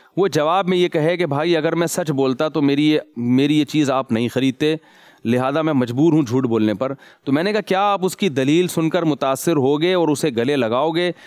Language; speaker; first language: Urdu; native; Urdu